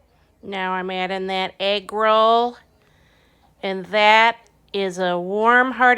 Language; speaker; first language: English; native; English